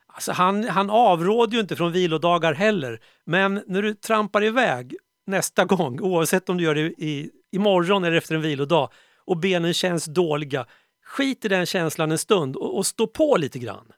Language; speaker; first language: Swedish; native; Swedish